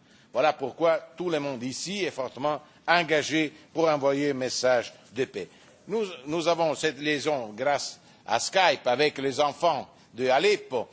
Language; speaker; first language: French; non-native, fluent; Italian